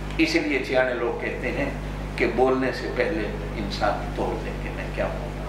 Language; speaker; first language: Urdu; non-native, local second language; Punjabi